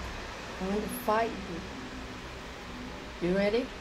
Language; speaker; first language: English; non-native, learner; Thai